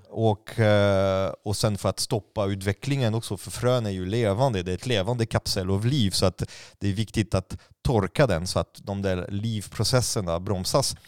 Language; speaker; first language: Swedish; non-native, fluent; French